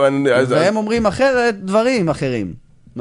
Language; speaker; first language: Hebrew; native; Hebrew